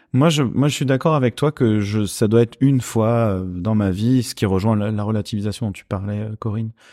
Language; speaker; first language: French; native; French